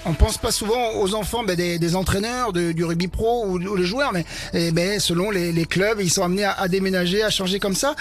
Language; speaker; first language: French; native; French